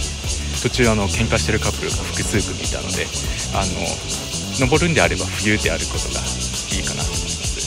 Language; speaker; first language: Japanese; native; Japanese